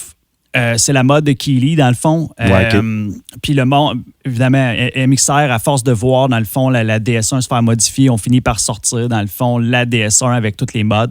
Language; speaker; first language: French; native; French